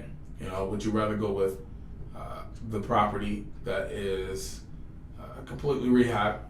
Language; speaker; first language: English; native; English